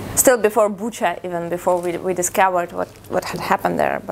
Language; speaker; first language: English; non-native, fluent; Russian